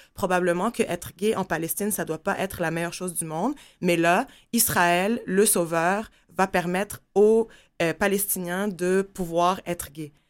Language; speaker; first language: French; non-native, local second language; Arabic